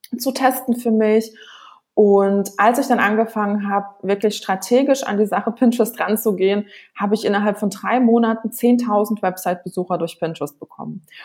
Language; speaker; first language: German; early bilingual, other home language; Russian